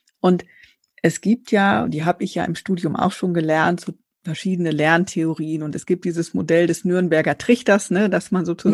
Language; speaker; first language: German; native; German